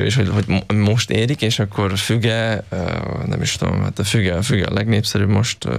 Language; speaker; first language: Hungarian; native; Hungarian